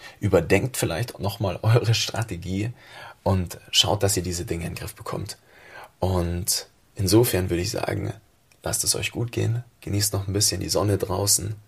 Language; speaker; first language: German; native; German